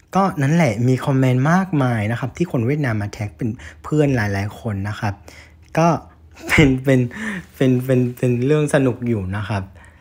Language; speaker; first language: Thai; non-native, fluent; Vietnamese